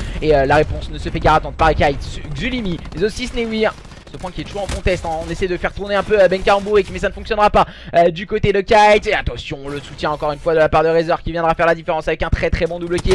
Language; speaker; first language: French; native; French